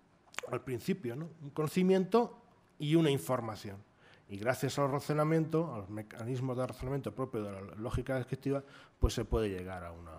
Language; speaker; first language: Spanish; native; Spanish